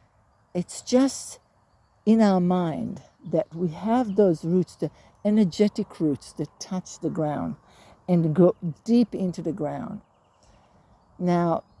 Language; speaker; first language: English; native; English